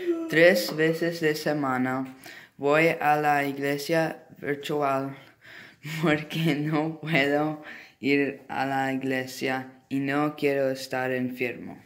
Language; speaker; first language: Spanish; non-native, learner; English